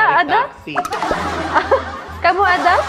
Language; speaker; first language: Indonesian; non-native, learner; Russian